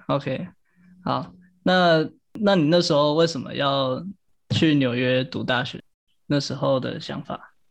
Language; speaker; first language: Chinese; native; Chinese